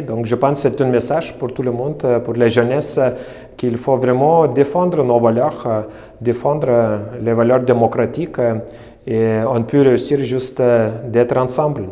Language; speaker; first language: French; non-native, fluent; Lithuanian